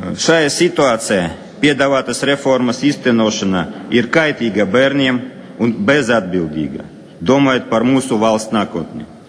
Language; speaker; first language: Latvian; non-native, local second language; Russian